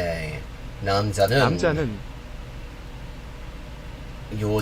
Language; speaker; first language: Korean; non-native, learner; English